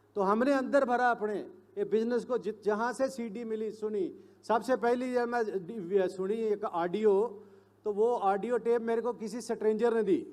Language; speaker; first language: Hindi; non-native, local second language; Punjabi